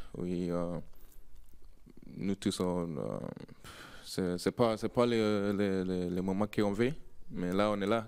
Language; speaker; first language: French; non-native, learner; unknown